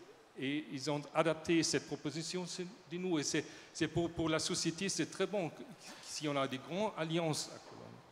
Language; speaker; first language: French; non-native, learner; German